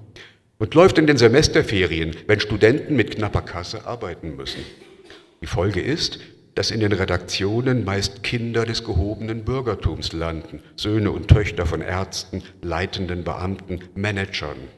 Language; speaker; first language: German; native; German